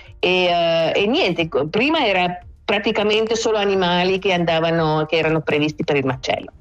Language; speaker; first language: Italian; non-native, local second language; French